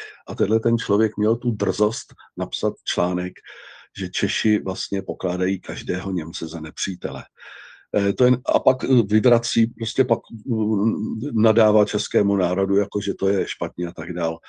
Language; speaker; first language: Czech; native; Czech